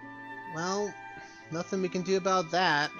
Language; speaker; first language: English; native; English